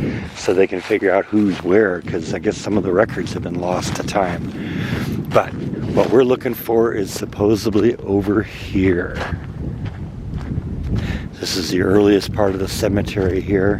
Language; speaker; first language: English; native; English